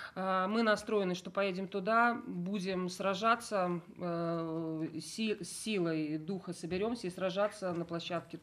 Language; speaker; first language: Russian; native; Russian